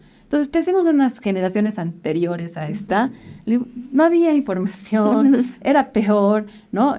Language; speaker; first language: Spanish; native; Spanish